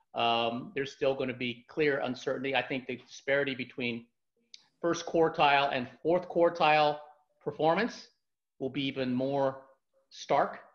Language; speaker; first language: English; native; English